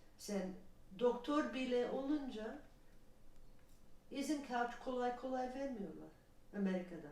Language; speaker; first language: Turkish; non-native, learner; English